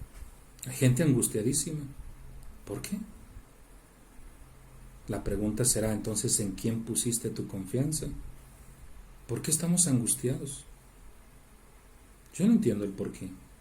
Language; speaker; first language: Spanish; native; Spanish